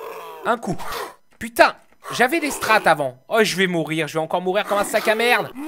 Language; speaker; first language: French; native; French